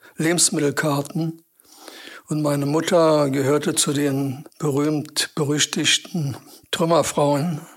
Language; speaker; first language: German; native; German